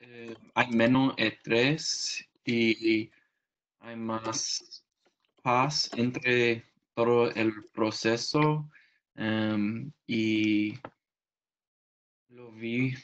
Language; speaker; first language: Spanish; non-native, learner; English